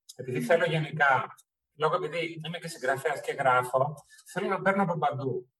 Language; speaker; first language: Greek; early bilingual, heritage; Greek